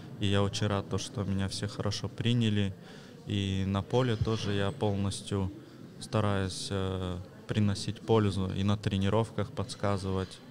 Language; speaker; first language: Russian; early bilingual, heritage; Russian